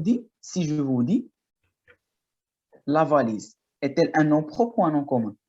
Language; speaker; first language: French; non-native, fluent; Arabic